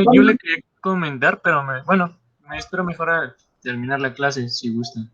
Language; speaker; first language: Spanish; native; Spanish